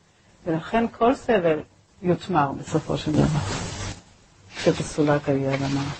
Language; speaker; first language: Hebrew; native; Hebrew